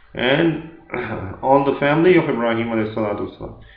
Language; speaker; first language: English; non-native, local second language; Urdu